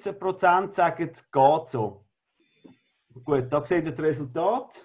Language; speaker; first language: German; native; German